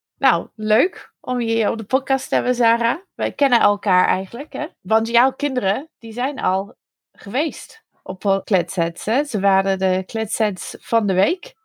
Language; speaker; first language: Dutch; non-native, fluent; English